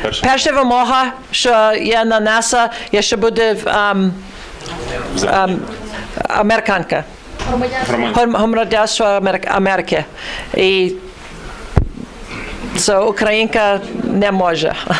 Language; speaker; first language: Ukrainian; early bilingual, other home language; English